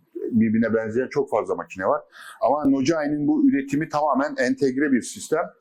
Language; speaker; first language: Turkish; native; Turkish